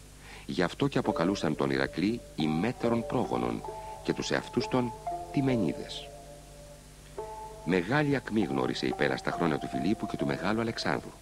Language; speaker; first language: Greek; native; Greek